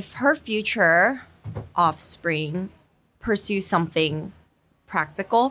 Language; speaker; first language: English; non-native, fluent; Korean